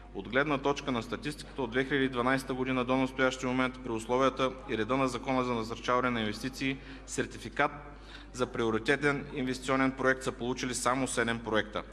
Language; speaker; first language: Bulgarian; non-native, local second language; Turkish